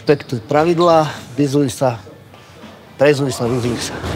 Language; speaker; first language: Slovak; native; Slovak